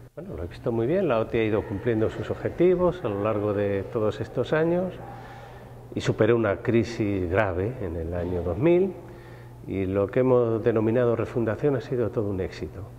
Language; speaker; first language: Spanish; native; Spanish